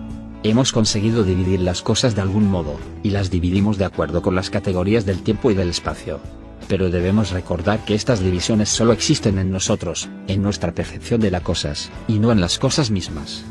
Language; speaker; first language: Spanish; native; Spanish